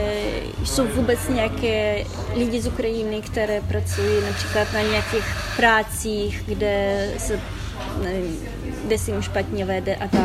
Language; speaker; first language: Czech; non-native, fluent; Ukrainian